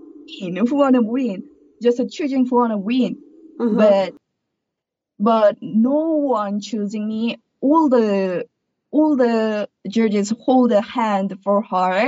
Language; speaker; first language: English; non-native, learner; Korean